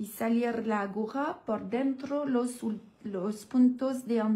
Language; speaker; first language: Spanish; non-native, learner; French